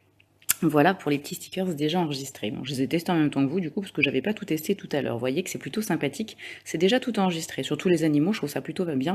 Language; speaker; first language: French; native; French